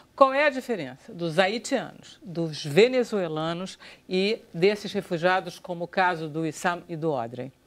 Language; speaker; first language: Portuguese; native; Portuguese